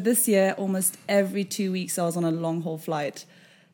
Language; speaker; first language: English; non-native, local second language; Japanese